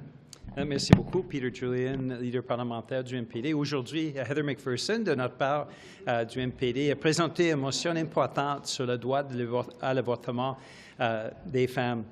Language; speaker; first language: French; non-native, fluent; English